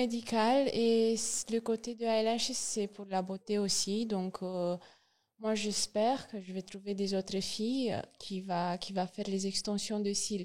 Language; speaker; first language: French; non-native, learner; Romanian